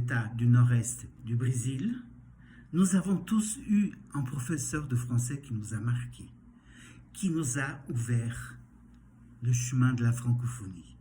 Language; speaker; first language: French; non-native, fluent; Portuguese